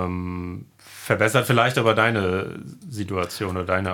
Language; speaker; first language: German; native; German